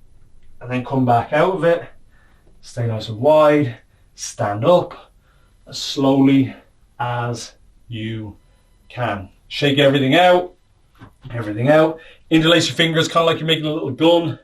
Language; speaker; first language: English; native; English